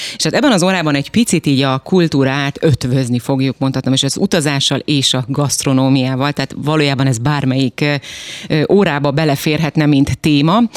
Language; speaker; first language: Hungarian; native; Hungarian